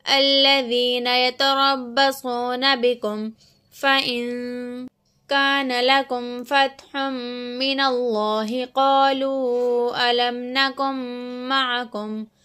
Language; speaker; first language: Arabic; non-native, learner; Urdu